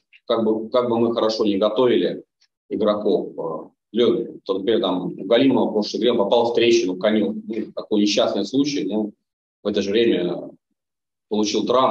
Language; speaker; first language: Russian; native; Russian